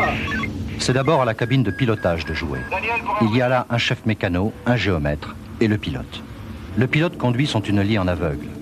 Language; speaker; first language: French; native; French